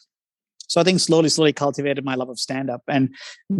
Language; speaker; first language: English; non-native, local second language; Sinhala